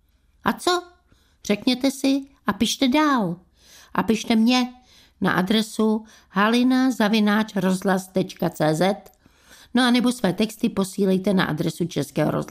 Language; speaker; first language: Czech; native; Czech